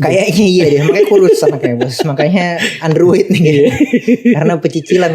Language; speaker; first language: Indonesian; native; Indonesian